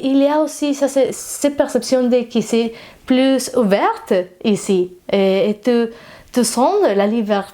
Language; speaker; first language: French; non-native, learner; Spanish